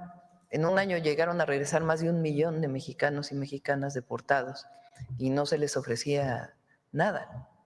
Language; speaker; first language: Spanish; native; Spanish